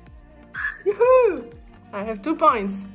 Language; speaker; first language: English; non-native, fluent; Czech